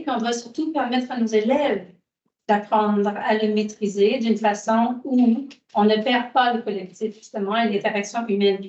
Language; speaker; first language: French; native; French